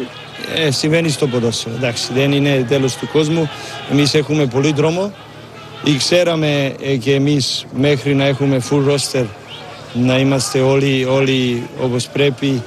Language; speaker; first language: Greek; non-native, learner; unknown